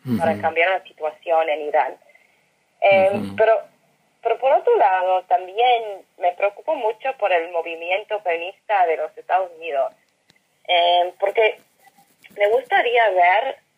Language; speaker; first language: Spanish; non-native, fluent; English